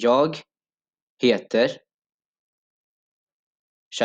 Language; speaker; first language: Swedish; non-native, fluent; Urdu